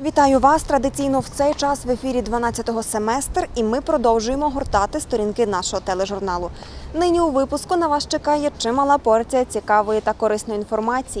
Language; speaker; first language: Ukrainian; native; Ukrainian